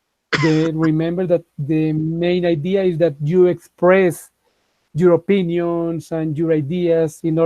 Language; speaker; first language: English; non-native, fluent; Spanish